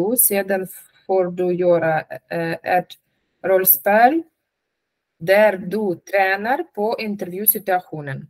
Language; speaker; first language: Swedish; non-native, learner; Russian